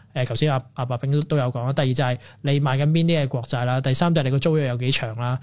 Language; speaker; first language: Cantonese; native; Cantonese